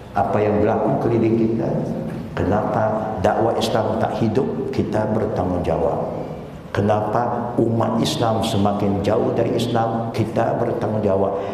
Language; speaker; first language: Malay; non-native, local second language; Chinese